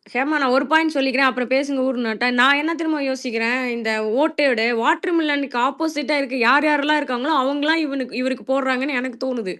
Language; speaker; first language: Tamil; native; Tamil